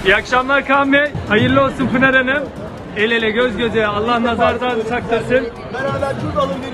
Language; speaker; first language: Turkish; native; Turkish